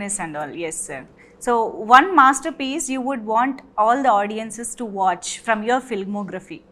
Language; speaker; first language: English; non-native, local second language; Telugu